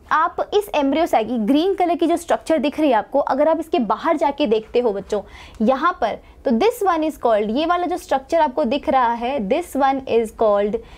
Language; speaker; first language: Hindi; native; Hindi